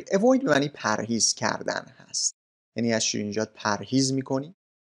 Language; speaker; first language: Persian; native; Persian